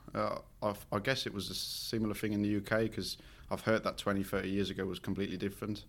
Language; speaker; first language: English; non-native, fluent; Swiss German